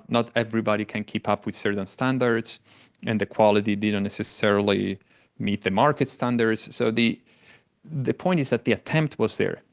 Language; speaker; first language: English; non-native, fluent; Italian